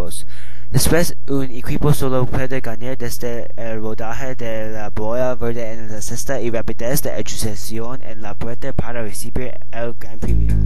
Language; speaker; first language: Spanish; non-native, learner; English